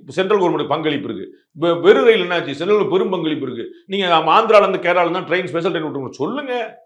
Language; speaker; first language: Tamil; native; Tamil